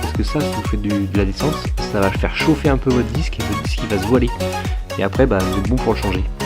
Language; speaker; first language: French; native; French